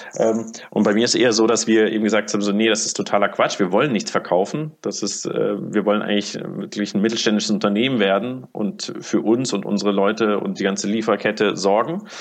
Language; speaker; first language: German; early bilingual, other home language; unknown